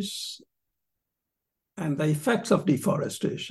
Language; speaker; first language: English; non-native, local second language; Punjabi